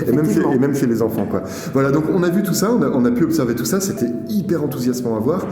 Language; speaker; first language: French; native; French